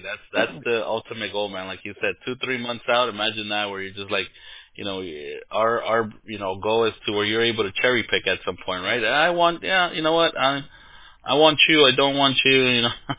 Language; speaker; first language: English; early bilingual, other home language; Spanish